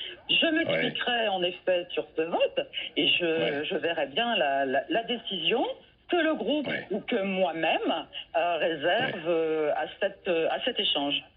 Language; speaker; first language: French; native; French